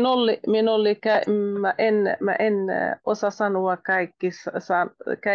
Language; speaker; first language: Finnish; non-native, learner; Spanish